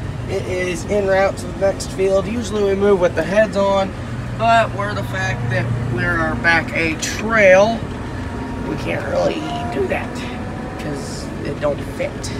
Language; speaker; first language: English; native; English